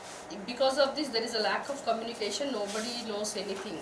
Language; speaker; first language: English; non-native, local second language; Telugu